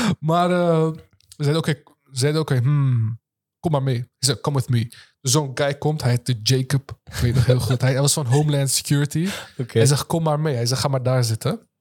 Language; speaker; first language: Dutch; early bilingual, other home language; Turkish